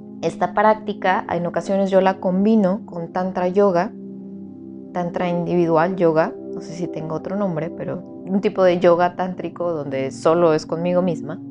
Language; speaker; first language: Spanish; native; Spanish